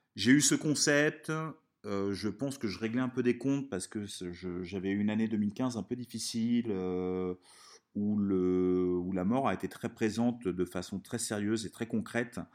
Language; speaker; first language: French; early bilingual, other home language; Italian